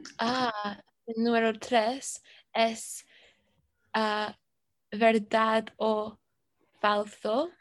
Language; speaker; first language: Spanish; non-native, learner; English